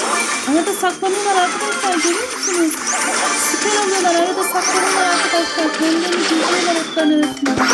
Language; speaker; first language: Turkish; native; Turkish